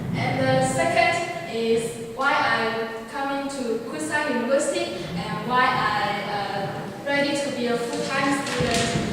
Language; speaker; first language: English; non-native, learner; Chinese